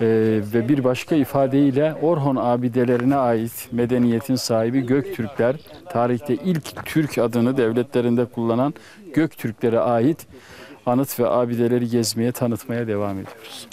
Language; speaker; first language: Turkish; native; Turkish